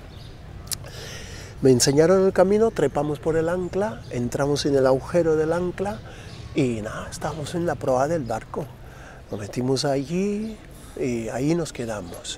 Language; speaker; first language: Spanish; non-native, fluent; Krio